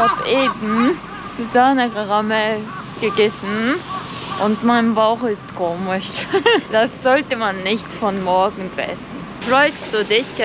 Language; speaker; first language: German; non-native, learner; Japanese